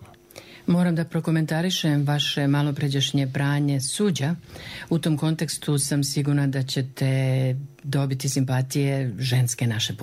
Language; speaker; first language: Serbian; native; Serbian